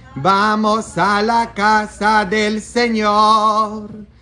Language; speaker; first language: Spanish; non-native, fluent; Polish